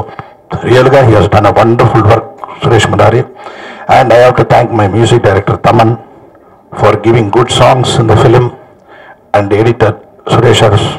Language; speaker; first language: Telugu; non-native, fluent; Tamil